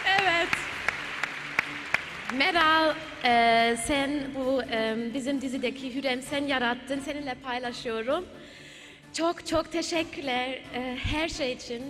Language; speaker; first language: Turkish; early bilingual, heritage; Turkish